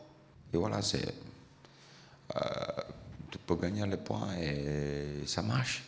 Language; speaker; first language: French; non-native, learner; Italian